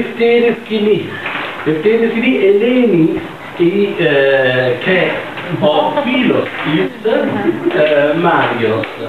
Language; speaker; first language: Greek; non-native, learner; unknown